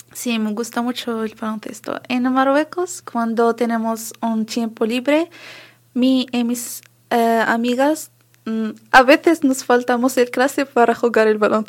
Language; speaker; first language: Spanish; non-native, learner; Arabic